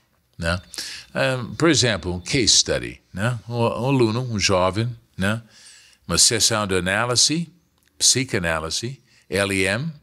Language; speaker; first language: Portuguese; non-native, fluent; English